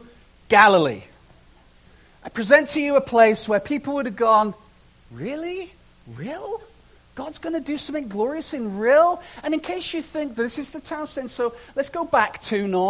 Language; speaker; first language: English; native; English